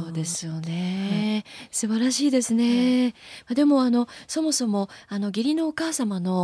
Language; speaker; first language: Japanese; native; Japanese